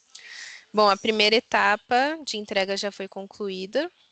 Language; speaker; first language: Portuguese; native; Portuguese